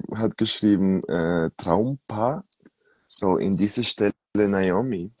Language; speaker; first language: German; non-native, fluent; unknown